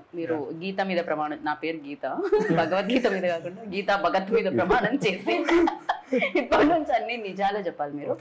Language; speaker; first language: Telugu; native; Telugu